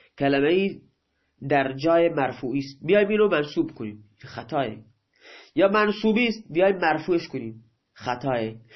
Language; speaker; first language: Persian; non-native, local second language; Baluchi